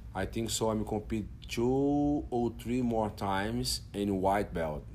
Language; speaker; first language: English; non-native, learner; Portuguese